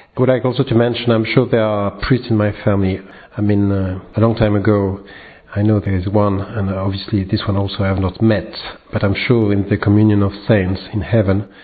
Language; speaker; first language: English; non-native, fluent; French